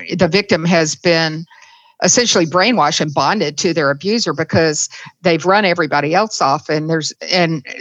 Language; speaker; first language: English; native; English